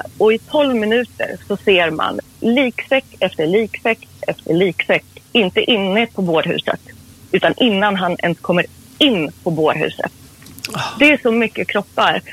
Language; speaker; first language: Swedish; early bilingual, other home language; Persian